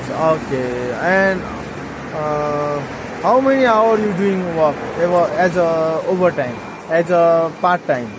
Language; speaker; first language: English; non-native, learner; Nepali